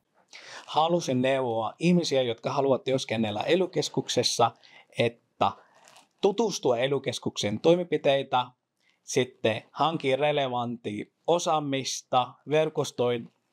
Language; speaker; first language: Finnish; non-native, fluent; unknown